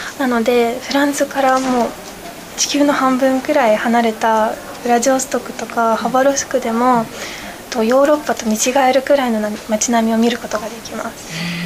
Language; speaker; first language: Japanese; early bilingual, other home language; Russian